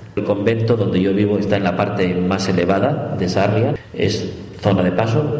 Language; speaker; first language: Spanish; native; Spanish